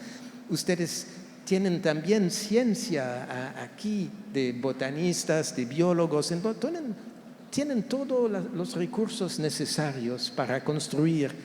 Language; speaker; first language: Spanish; non-native, fluent; French